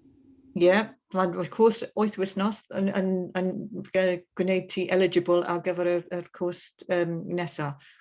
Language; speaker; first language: Welsh; non-native, learner; English